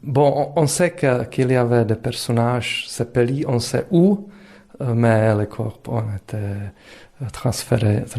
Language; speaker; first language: French; non-native, fluent; Czech